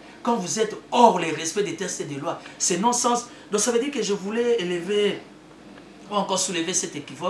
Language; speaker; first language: French; non-native, local second language; Lingala